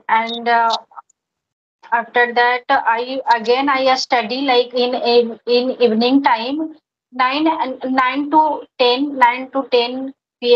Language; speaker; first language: English; non-native, learner; Hindi